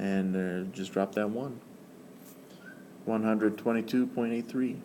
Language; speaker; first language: English; native; English